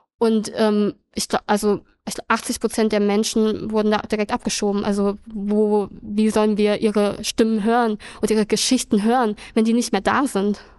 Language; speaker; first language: German; early bilingual, other home language; Vietnamese